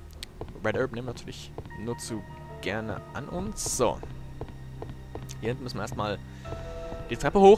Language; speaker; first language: German; native; German